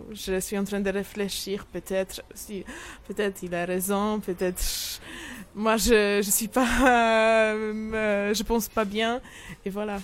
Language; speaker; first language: French; non-native, fluent; Polish